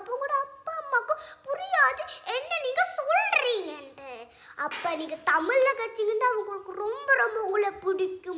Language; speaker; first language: Tamil; early bilingual, heritage; Tamil